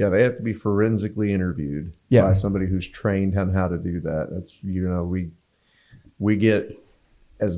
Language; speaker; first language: English; native; English